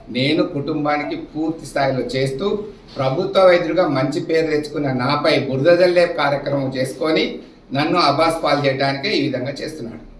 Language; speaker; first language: Telugu; native; Telugu